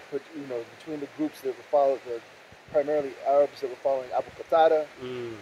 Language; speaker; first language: English; native; English